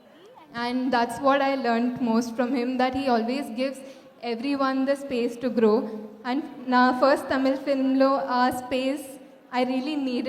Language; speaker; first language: Telugu; non-native, local second language; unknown